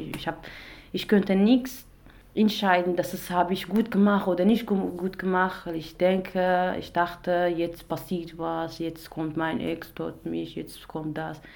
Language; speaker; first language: German; non-native, learner; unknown